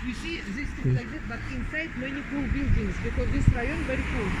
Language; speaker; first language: English; non-native, learner; Russian